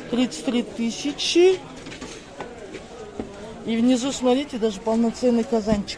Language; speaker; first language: Russian; native; Russian